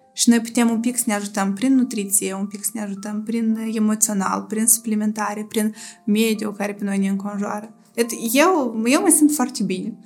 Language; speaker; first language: Romanian; native; Romanian